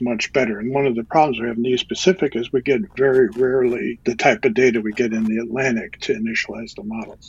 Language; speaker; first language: English; native; English